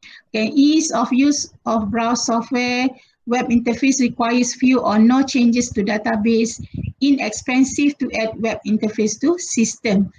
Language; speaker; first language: English; non-native, local second language; Malay